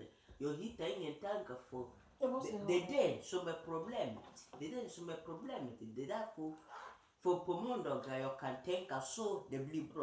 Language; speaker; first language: Swedish; early bilingual, other home language; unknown